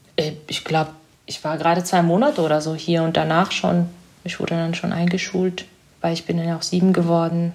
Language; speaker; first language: German; early bilingual, other home language; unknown